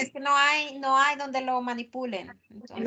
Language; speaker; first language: Spanish; native; Spanish